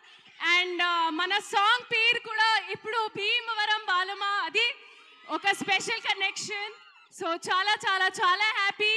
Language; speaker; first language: Telugu; non-native, learner; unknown